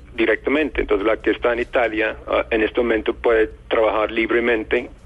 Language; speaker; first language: Spanish; non-native, fluent; English